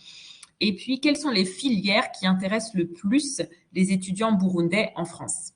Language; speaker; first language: French; native; French